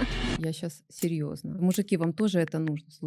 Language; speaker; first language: Russian; native; Russian